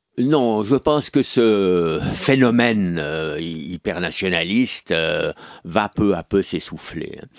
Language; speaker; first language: French; native; French